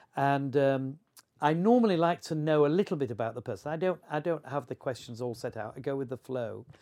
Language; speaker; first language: English; native; English